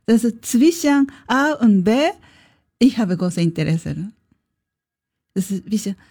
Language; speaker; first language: German; non-native, learner; Japanese